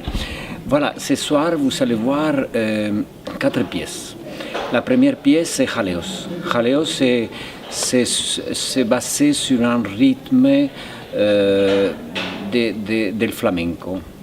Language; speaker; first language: French; non-native, fluent; Spanish